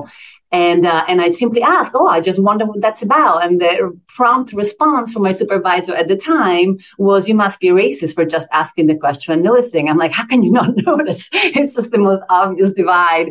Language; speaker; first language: English; non-native, fluent; Italian